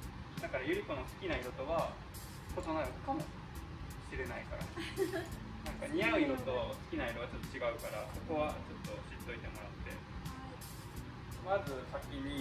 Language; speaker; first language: Japanese; native; Japanese